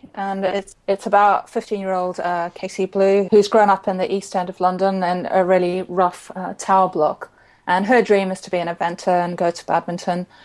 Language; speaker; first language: English; native; English